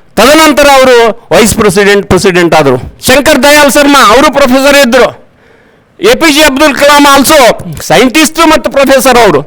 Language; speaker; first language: Kannada; native; Kannada